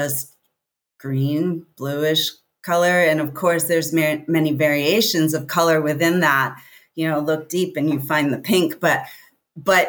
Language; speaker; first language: English; native; English